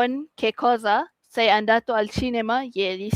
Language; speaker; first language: Italian; non-native, fluent; Malay